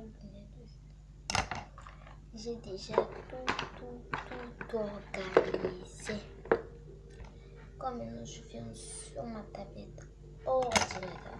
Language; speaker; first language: French; non-native, local second language; Lingala